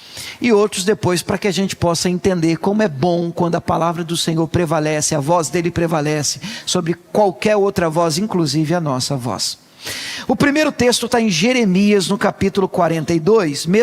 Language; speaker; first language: Portuguese; native; Portuguese